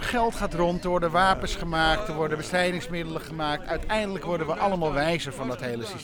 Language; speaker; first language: Dutch; native; Dutch